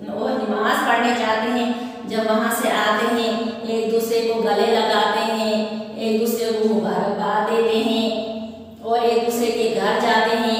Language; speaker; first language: Hindi; non-native, local second language; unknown